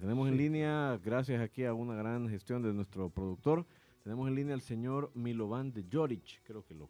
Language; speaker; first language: Spanish; native; Spanish